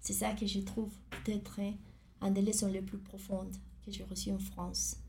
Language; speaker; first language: French; non-native, fluent; Spanish